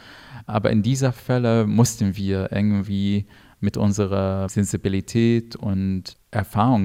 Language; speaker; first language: German; non-native, fluent; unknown